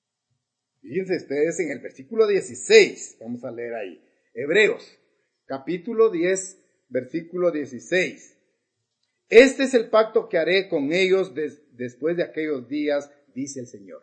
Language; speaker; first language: Spanish; native; Spanish